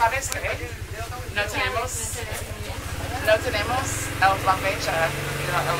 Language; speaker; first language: Spanish; non-native, learner; English